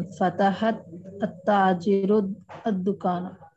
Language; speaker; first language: Arabic; non-native, learner; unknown